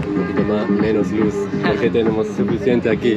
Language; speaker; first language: Spanish; non-native, learner; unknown